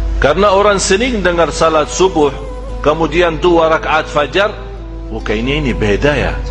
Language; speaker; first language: Malay; non-native, fluent; Arabic